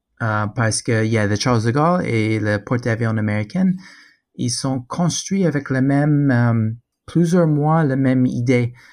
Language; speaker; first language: French; non-native, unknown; English